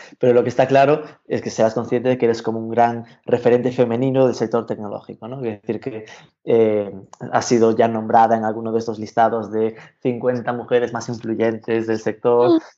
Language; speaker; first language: Spanish; native; Spanish